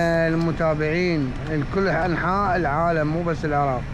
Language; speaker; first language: Arabic; native; Arabic